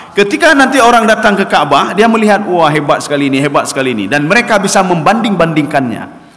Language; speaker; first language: Malay; non-native, local second language; Achinese